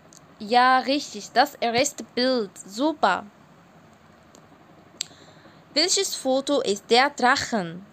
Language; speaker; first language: German; non-native, fluent; Arabic